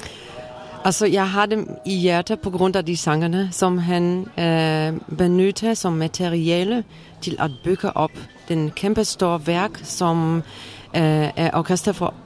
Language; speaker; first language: Danish; non-native, fluent; Polish